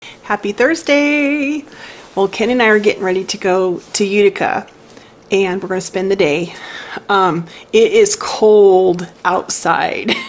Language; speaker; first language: English; native; English